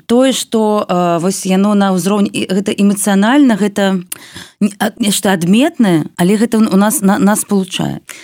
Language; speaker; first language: Belarusian; native; Belarusian